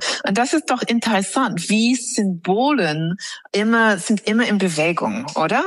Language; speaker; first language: German; non-native, fluent; English